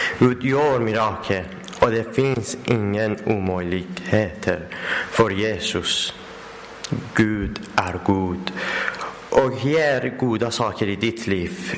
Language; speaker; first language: Swedish; non-native, learner; Persian